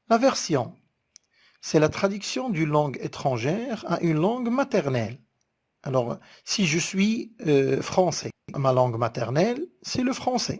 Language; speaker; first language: French; non-native, local second language; Arabic